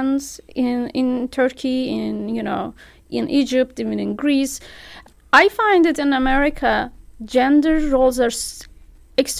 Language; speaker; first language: English; non-native, fluent; Turkish